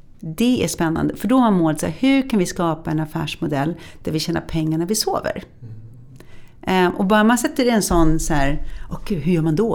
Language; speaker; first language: Swedish; native; Swedish